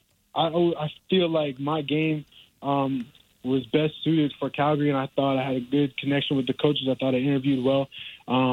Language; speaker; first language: English; native; English